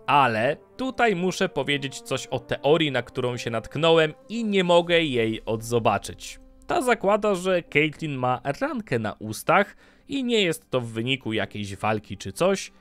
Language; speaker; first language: Polish; native; Polish